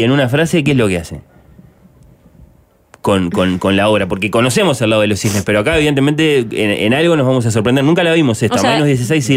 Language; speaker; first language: Spanish; native; Spanish